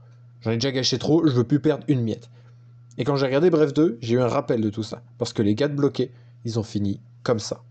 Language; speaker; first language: French; native; French